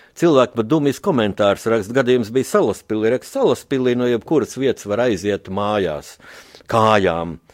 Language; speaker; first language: Latvian; native; Latvian